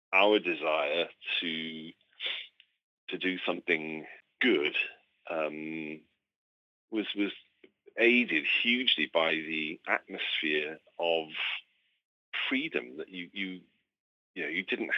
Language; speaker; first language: English; native; English